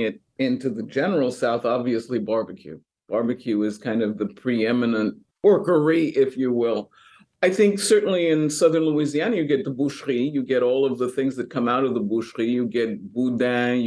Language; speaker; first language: English; native; English